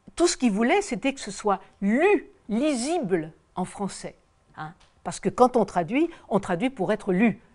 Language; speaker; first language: French; native; French